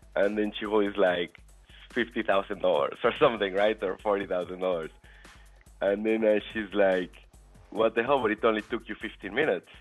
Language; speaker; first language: English; non-native, fluent; Spanish